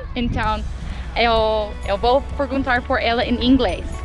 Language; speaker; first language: Portuguese; non-native, learner; English